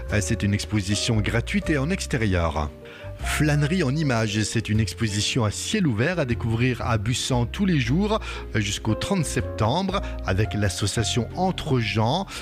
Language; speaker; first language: French; native; French